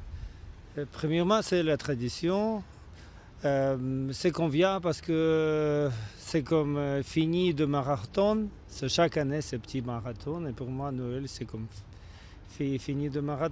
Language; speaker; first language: French; non-native, learner; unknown